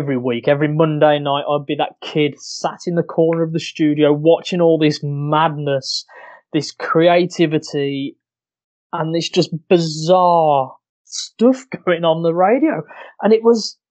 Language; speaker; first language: English; native; English